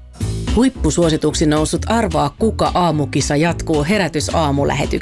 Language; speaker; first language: Finnish; native; Finnish